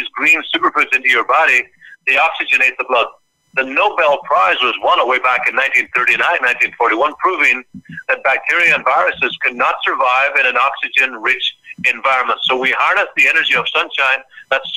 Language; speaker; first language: English; native; English